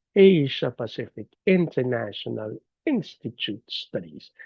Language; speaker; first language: English; non-native, local second language; Filipino